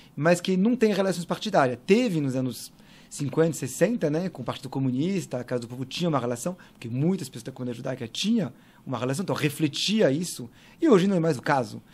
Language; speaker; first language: Portuguese; non-native, fluent; French